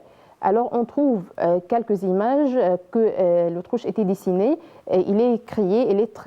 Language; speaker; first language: French; non-native, learner; Arabic